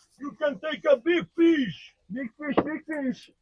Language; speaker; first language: English; non-native, learner; Turkish